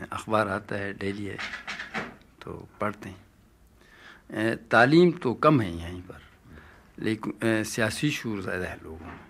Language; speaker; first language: Urdu; non-native, local second language; Shina